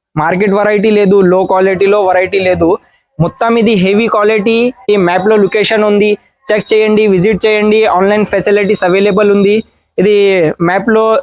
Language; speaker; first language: Telugu; non-native, learner; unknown